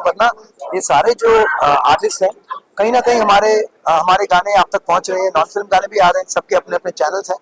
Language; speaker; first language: Hindi; native; Hindi